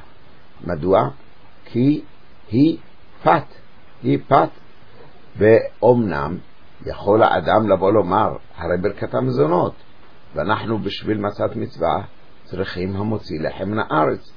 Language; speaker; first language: Hebrew; native; Hebrew